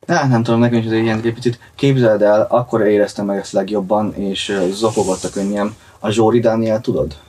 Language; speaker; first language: Hungarian; native; Hungarian